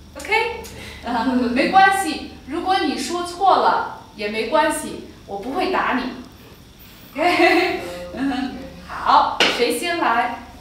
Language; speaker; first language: Chinese; native; Chinese